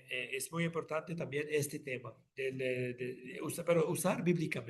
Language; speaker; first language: Spanish; non-native, fluent; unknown